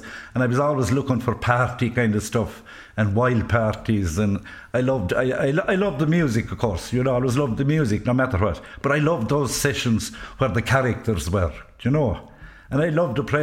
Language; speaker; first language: English; native; English